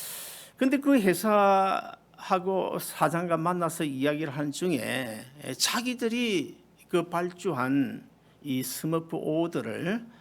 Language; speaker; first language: Korean; native; Korean